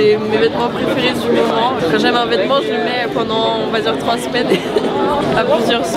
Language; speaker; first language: French; native; French